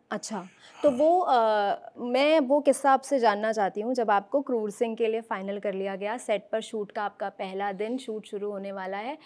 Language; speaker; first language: Hindi; native; Hindi